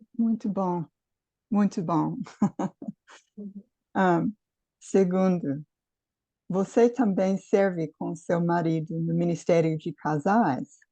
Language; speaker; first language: Portuguese; non-native, fluent; English